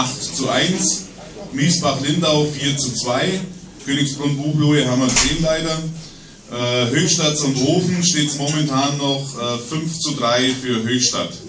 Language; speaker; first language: German; native; German